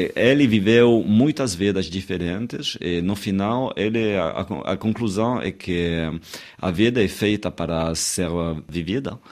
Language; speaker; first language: Portuguese; non-native, fluent; French